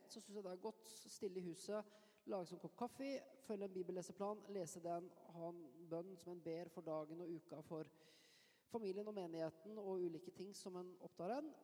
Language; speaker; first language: Norwegian; native; Norwegian